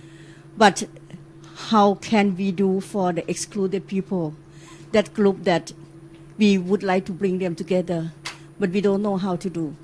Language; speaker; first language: English; non-native, learner; Thai